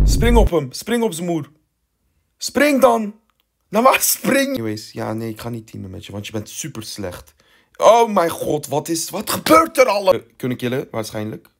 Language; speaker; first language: Dutch; early bilingual, other home language; Turkish